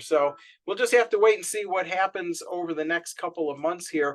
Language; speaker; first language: English; native; English